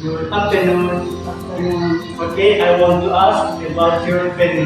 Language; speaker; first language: English; non-native, learner; Indonesian